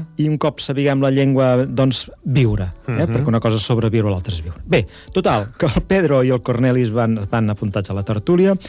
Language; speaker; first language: Catalan; native; Catalan